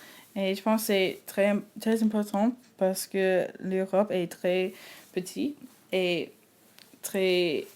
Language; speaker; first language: French; non-native, learner; English